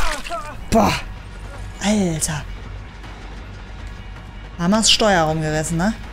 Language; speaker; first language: German; native; German